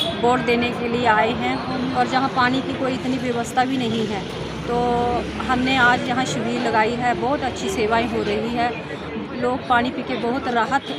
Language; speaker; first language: Hindi; non-native, local second language; Punjabi